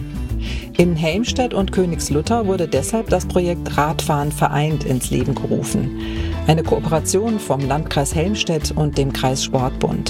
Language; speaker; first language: German; native; German